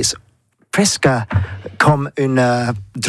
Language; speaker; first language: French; non-native, learner; English